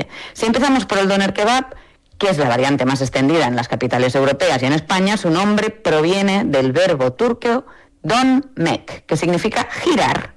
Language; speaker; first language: Spanish; native; Spanish